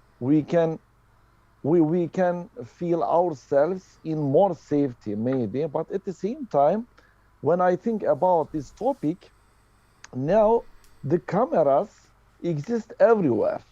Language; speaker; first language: English; non-native, learner; Turkish